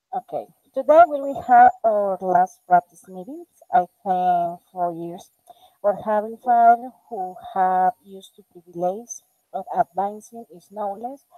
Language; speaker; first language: English; non-native, learner; Spanish